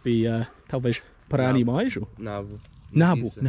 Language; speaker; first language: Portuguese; non-native, learner; English